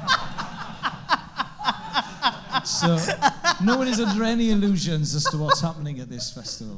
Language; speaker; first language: English; non-native, local second language; Welsh